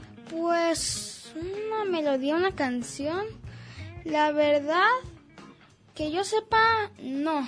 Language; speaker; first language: Spanish; native; Spanish